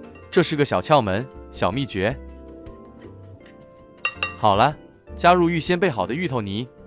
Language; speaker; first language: Chinese; native; Chinese